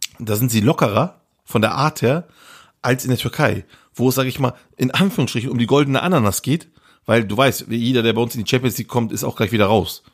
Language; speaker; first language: German; early bilingual, other home language; Turkish